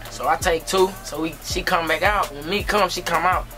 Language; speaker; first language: English; native; English